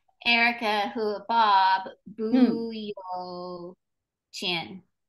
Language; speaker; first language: Chinese; non-native, learner; English